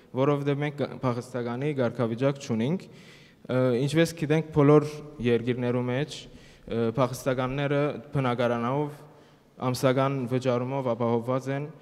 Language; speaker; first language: Armenian; early bilingual, heritage; Armenian